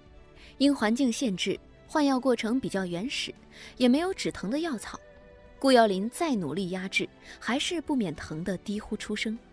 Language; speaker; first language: Chinese; native; Chinese